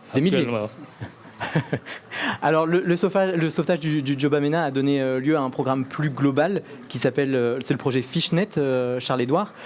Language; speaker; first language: French; native; French